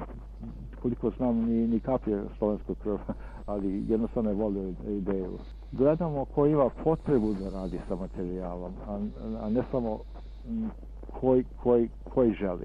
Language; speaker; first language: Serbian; early bilingual, heritage; Serbian